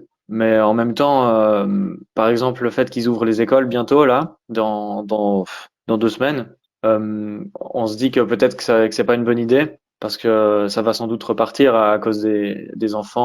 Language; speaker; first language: French; native; French